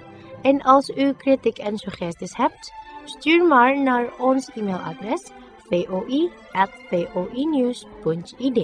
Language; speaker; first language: Dutch; non-native, fluent; Indonesian